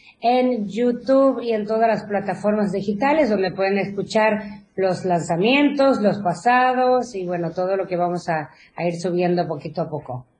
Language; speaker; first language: Spanish; native; Spanish